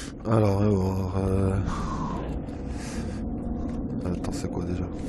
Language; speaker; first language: French; native; French